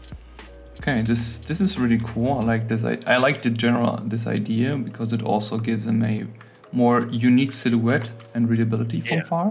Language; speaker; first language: English; non-native, fluent; German